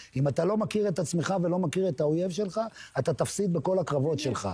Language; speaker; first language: Hebrew; native; Hebrew